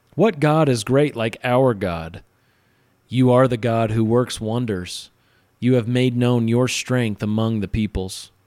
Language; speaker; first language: English; native; English